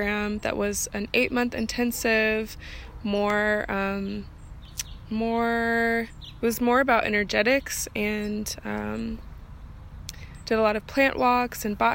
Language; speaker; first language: English; native; English